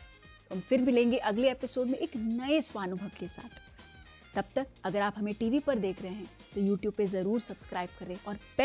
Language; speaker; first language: Hindi; native; Hindi